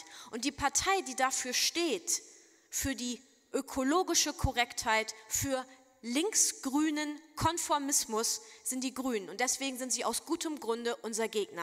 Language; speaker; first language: German; native; German